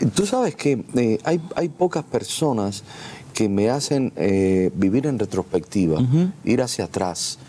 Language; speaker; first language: Spanish; native; Spanish